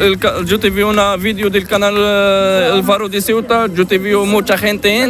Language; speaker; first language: Spanish; non-native, learner; Arabic